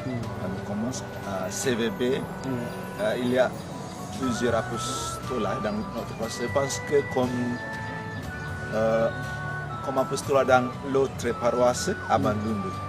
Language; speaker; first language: French; non-native, fluent; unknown